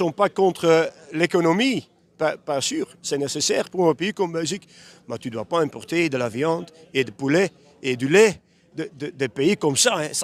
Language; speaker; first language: French; non-native, local second language; Dutch